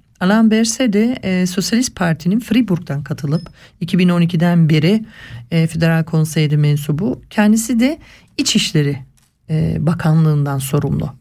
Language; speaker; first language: Turkish; early bilingual, heritage; Turkish